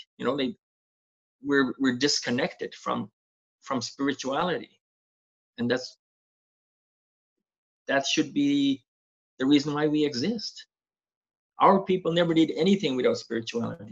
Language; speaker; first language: English; non-native, fluent; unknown